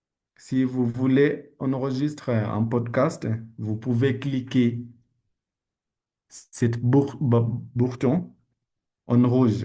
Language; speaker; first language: French; non-native, learner; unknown